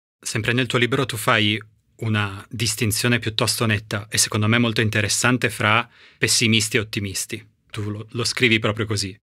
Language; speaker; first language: Italian; native; Italian